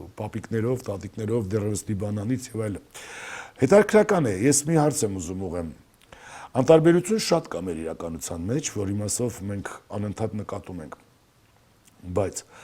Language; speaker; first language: Armenian; native; Armenian